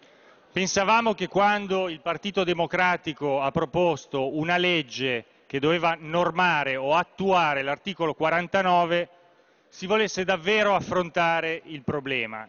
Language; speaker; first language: Italian; native; Italian